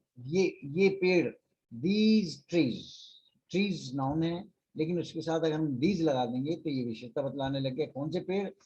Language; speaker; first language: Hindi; native; Hindi